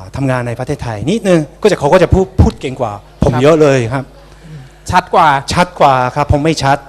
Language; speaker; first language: Thai; non-native, fluent; Japanese